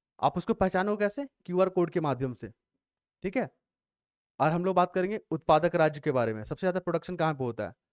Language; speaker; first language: Hindi; native; Hindi